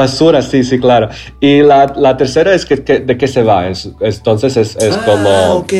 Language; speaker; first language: Spanish; non-native, learner; Croatian